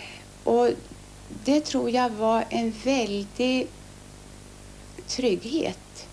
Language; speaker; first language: Swedish; early bilingual, other home language; Finnish